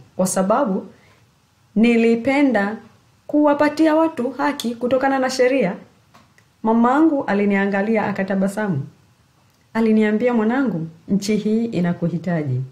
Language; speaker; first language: Swahili; native; Swahili